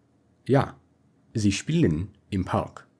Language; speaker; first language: German; non-native, fluent; English